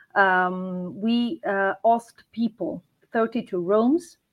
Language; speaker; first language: English; non-native, fluent; Italian